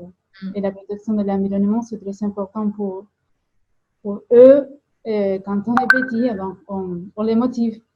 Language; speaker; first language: French; non-native, fluent; Spanish